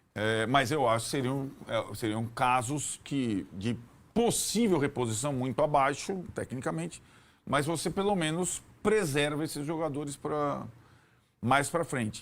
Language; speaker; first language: Portuguese; native; Portuguese